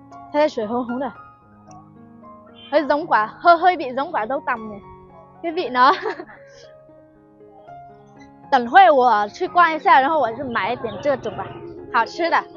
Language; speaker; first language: Chinese; non-native, fluent; Vietnamese